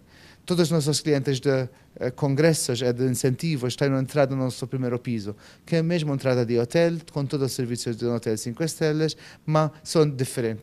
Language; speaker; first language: Portuguese; non-native, fluent; Maltese